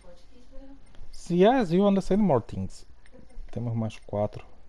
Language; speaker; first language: English; non-native, learner; Portuguese